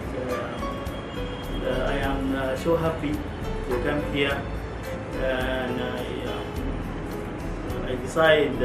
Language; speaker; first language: English; non-native, learner; Arabic